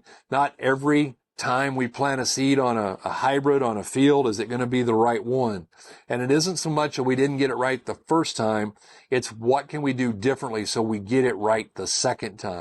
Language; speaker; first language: English; native; English